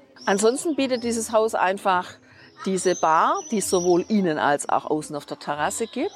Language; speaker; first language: German; native; German